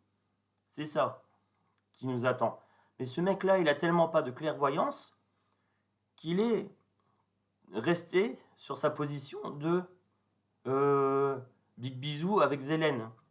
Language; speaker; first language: French; native; French